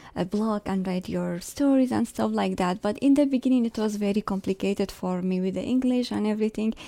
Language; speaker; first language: English; non-native, fluent; Arabic